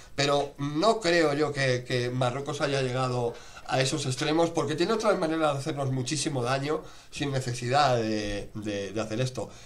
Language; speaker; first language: Spanish; native; Spanish